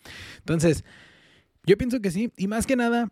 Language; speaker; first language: Spanish; early bilingual, heritage; Spanish